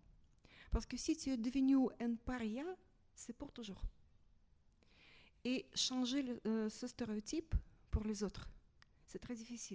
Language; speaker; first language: French; non-native, fluent; Russian